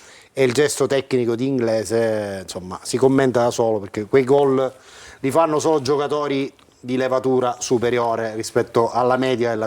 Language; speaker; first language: Italian; native; Italian